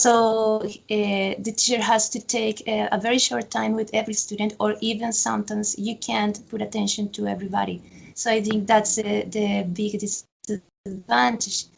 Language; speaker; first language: English; non-native, fluent; Spanish